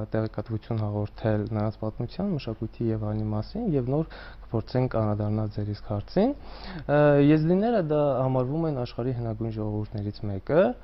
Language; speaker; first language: Armenian; non-native, local second language; Kurdish